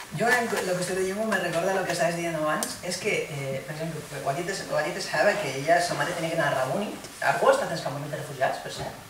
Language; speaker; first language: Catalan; early bilingual, other home language; Arabic